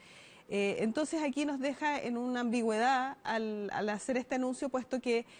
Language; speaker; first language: Spanish; native; Spanish